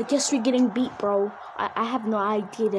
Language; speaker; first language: English; native; English